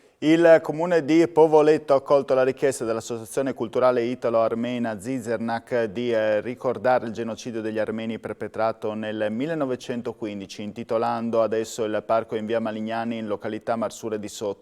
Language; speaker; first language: Italian; native; Italian